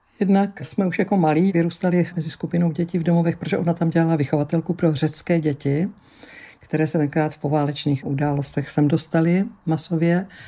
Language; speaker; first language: Czech; early bilingual, other home language; Greek